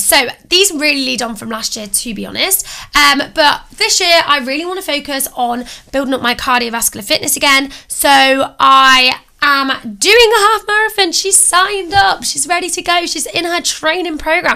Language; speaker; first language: English; native; English